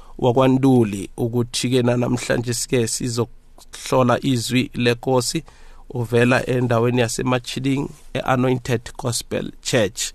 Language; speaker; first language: Zulu; non-native, local second language; South Ndebele